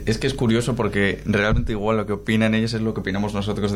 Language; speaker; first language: Spanish; native; Spanish